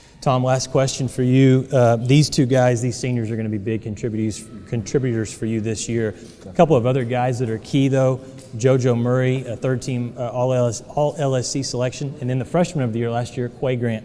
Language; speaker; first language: English; native; English